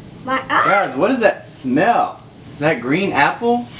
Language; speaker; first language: English; native; English